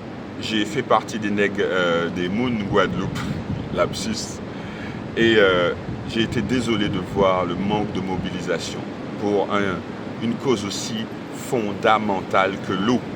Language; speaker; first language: French; native; French